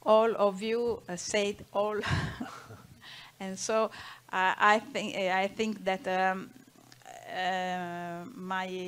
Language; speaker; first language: English; non-native, learner; Italian